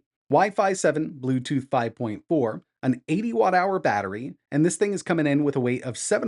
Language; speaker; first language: English; native; English